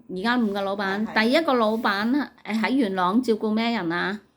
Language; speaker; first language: Cantonese; native; Cantonese